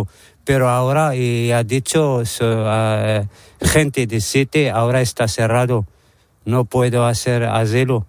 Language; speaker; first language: Spanish; non-native, learner; Arabic